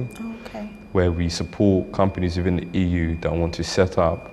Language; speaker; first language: English; native; English